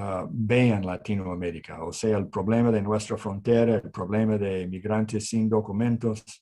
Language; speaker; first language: Spanish; non-native, fluent; English